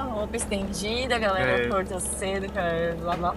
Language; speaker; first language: Portuguese; native; Portuguese